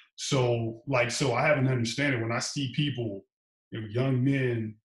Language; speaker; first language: English; native; English